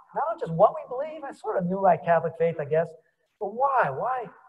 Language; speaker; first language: English; native; English